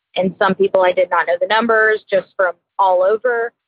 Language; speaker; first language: English; native; English